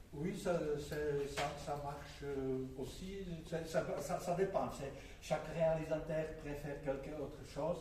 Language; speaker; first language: French; non-native, fluent; Czech